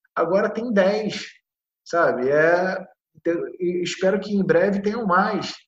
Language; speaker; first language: Portuguese; native; Portuguese